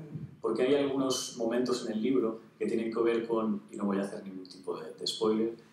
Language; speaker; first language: Spanish; native; Spanish